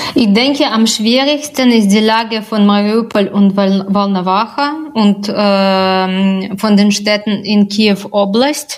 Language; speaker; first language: German; non-native, fluent; Russian